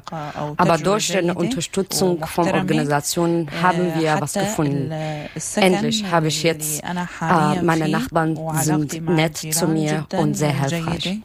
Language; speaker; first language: German; non-native, learner; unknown